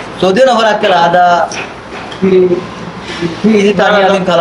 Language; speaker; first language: Arabic; non-native, learner; Bangla